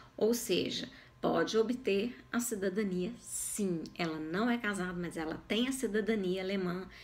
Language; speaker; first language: Portuguese; native; Portuguese